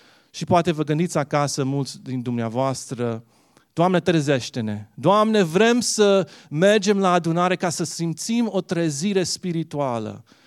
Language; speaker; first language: Romanian; early bilingual, heritage; Romanian